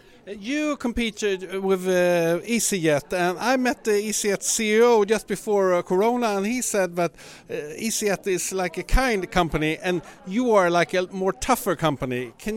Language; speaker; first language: English; non-native, fluent; Swedish